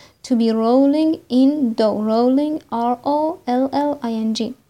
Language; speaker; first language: English; non-native, fluent; Persian